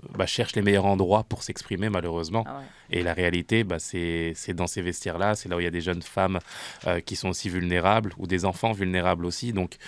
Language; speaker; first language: French; native; French